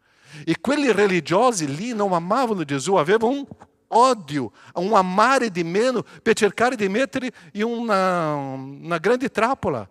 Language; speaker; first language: Italian; non-native, fluent; Portuguese